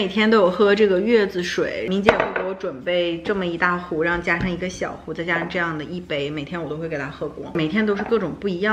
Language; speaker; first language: Chinese; native; Chinese